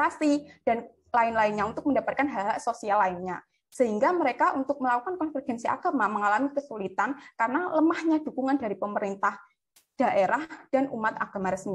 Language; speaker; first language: Indonesian; native; Indonesian